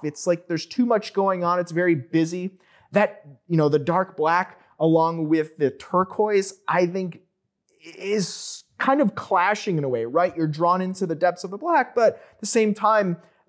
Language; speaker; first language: English; native; English